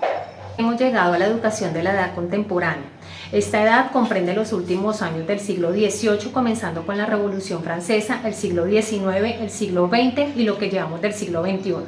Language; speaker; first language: Spanish; native; Spanish